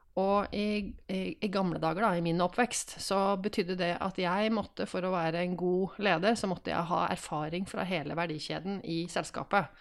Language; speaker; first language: Norwegian; native; Norwegian